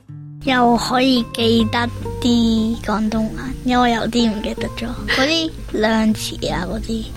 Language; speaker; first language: Cantonese; early bilingual, heritage; Cantonese